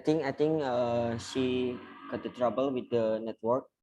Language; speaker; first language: English; non-native, learner; Indonesian